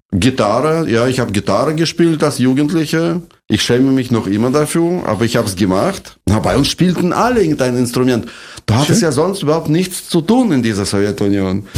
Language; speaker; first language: German; non-native, fluent; Russian